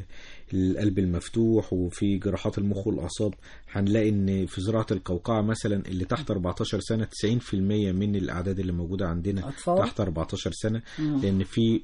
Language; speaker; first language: Arabic; native; Arabic